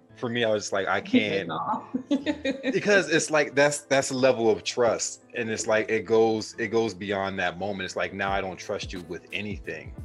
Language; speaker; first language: English; native; English